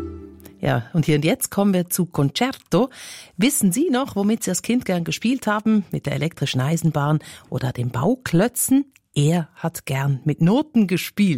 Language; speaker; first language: German; native; German